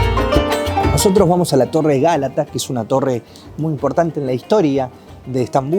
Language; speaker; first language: Spanish; native; Spanish